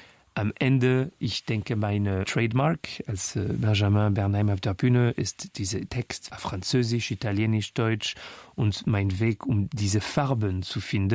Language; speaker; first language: German; non-native, fluent; French